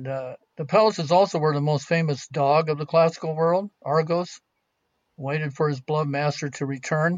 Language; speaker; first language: English; native; English